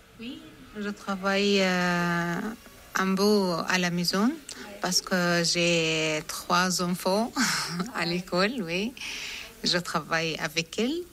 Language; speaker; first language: French; non-native, learner; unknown